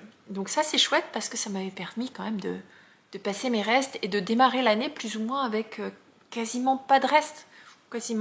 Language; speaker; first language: French; native; French